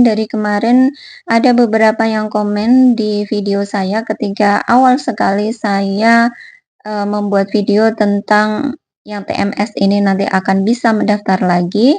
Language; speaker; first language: Indonesian; native; Indonesian